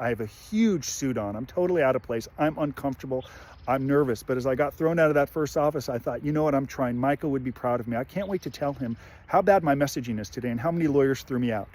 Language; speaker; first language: English; native; English